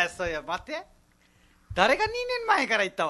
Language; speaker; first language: Japanese; non-native, fluent; Nepali